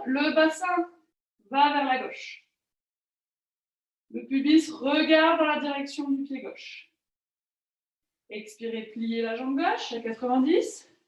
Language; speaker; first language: French; native; French